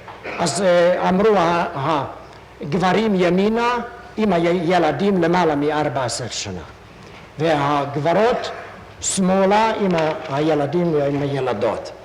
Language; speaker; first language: Hebrew; non-native, fluent; Hungarian